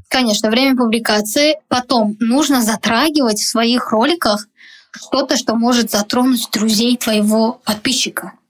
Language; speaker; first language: Russian; non-native, local second language; Tajik